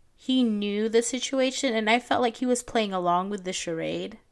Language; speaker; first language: English; non-native, local second language; Filipino